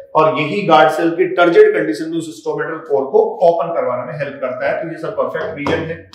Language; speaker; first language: Hindi; native; Hindi